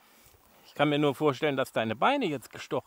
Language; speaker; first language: German; native; German